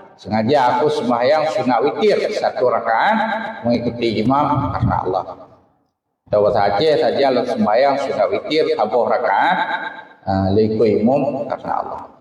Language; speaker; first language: Malay; non-native, local second language; Achinese